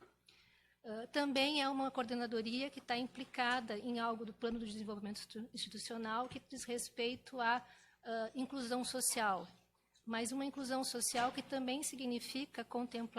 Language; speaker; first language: Portuguese; native; Portuguese